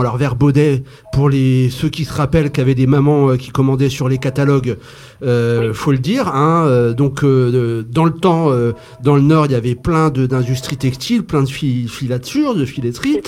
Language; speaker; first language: French; native; French